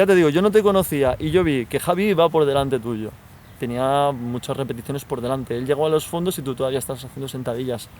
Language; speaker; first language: Spanish; native; Spanish